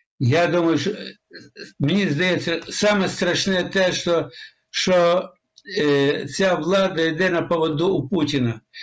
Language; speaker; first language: Ukrainian; native; Ukrainian